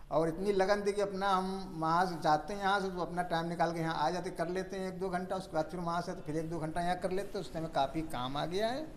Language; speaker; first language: Hindi; native; Hindi